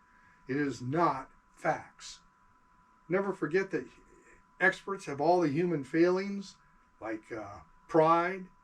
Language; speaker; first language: English; native; English